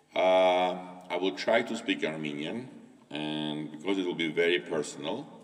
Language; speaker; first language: English; non-native, fluent; Armenian